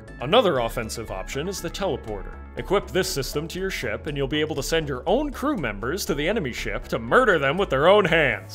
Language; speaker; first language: English; native; English